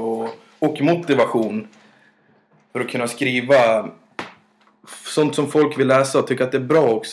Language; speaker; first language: Swedish; native; Swedish